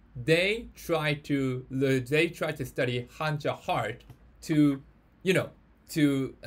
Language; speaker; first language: English; non-native, fluent; Korean